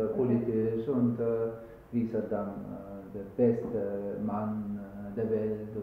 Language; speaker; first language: German; non-native, learner; Arabic